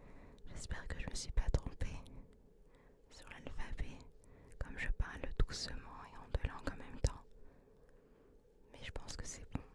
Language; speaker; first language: French; early bilingual, other home language; Turkish